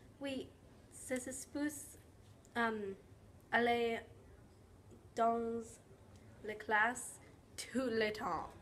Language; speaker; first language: French; non-native, learner; English